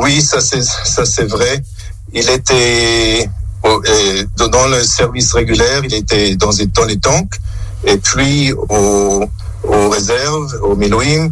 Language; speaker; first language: French; non-native, local second language; German